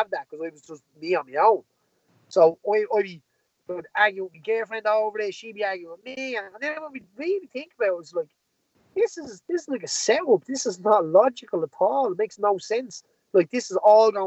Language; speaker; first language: English; native; English